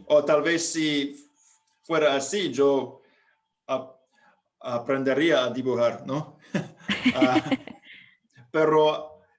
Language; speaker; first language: Spanish; non-native, fluent; English